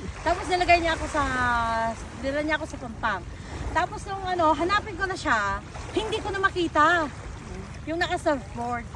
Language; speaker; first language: Filipino; native; Filipino